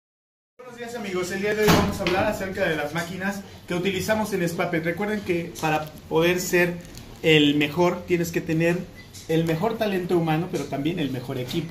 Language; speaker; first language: Spanish; native; Spanish